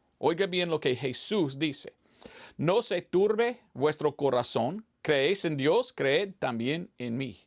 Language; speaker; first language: Spanish; non-native, fluent; English